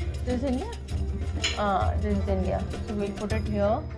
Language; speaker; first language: English; non-native, local second language; Malayalam